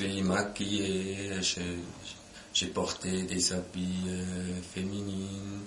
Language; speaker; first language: French; non-native, local second language; German